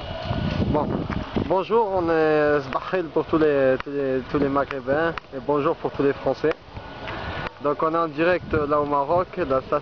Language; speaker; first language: French; early bilingual, other home language; Arabic